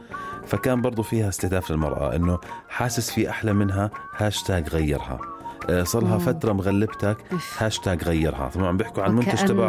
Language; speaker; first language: Arabic; native; Arabic